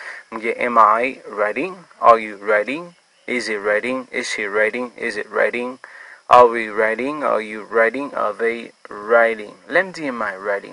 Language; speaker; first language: English; non-native, fluent; Haitian Creole